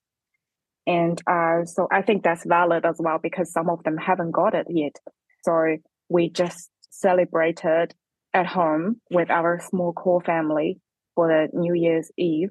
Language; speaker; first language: English; non-native, fluent; Chinese